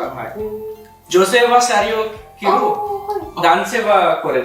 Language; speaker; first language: Japanese; non-native, fluent; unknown